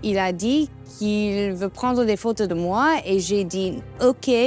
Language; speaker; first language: French; non-native, learner; English